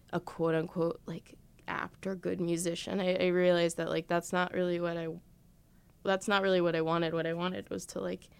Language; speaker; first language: English; native; English